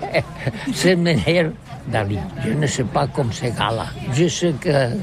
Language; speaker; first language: French; non-native, learner; Catalan